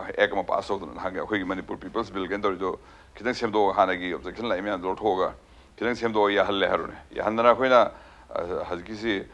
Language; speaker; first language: Manipuri; native; Manipuri